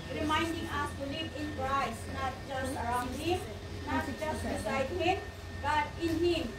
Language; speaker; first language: English; non-native, local second language; Filipino